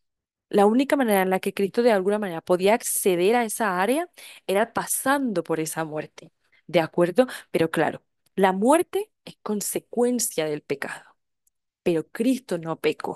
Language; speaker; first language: Spanish; native; Spanish